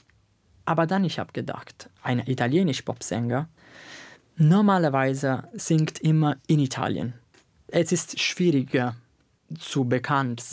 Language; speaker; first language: German; non-native, fluent; Italian